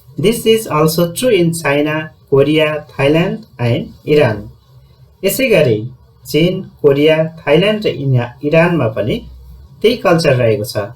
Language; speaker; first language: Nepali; native; Nepali